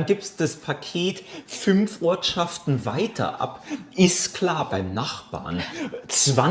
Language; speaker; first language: German; native; German